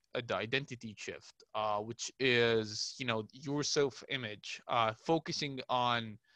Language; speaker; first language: English; non-native, fluent; Arabic